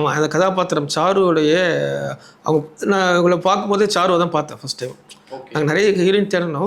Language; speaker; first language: Tamil; native; Tamil